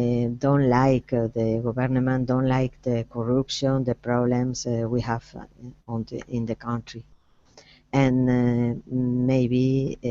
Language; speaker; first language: English; non-native, learner; Spanish